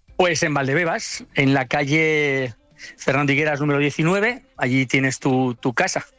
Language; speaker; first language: Spanish; native; Spanish